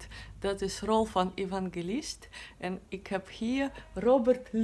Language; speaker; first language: Dutch; non-native, learner; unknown